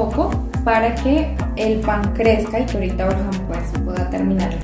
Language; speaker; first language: Spanish; native; Spanish